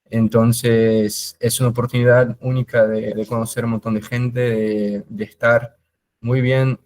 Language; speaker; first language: Spanish; non-native, fluent; Portuguese